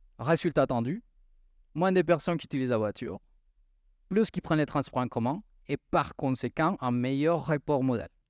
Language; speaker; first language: French; non-native, fluent; Spanish